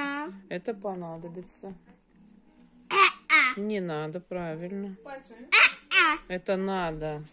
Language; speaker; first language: Russian; native; Russian